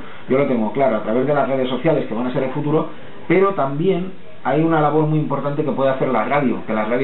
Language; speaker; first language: Spanish; native; Spanish